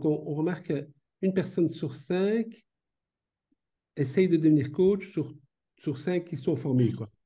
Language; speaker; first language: French; native; French